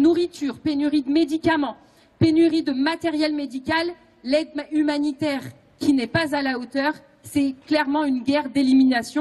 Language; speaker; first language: French; native; French